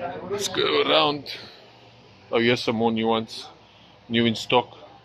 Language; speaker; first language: English; non-native, local second language; Afrikaans